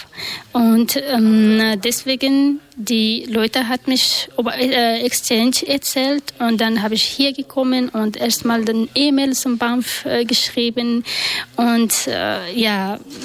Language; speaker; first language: German; non-native, learner; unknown